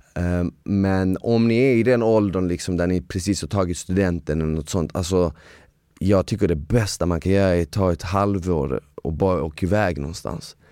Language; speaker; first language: Swedish; early bilingual, other home language; Bosnian